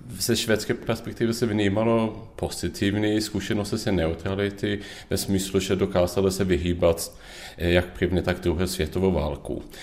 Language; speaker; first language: Czech; non-native, fluent; Swedish